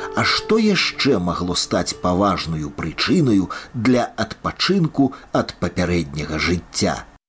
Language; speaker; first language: Belarusian; native; Belarusian